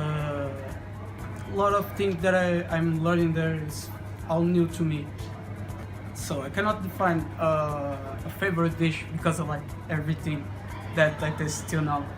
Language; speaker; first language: English; non-native, learner; Portuguese